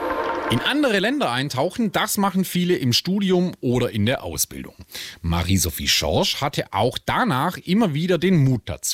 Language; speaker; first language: German; native; German